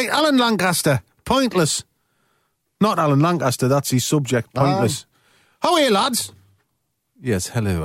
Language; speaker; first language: English; native; English